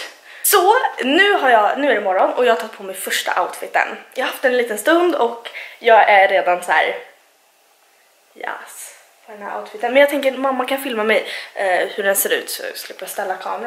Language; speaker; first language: Swedish; native; Swedish